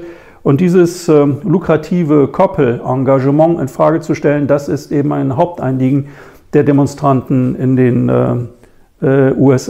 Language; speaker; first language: German; native; German